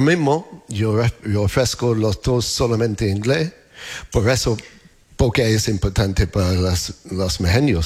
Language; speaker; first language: Spanish; non-native, learner; English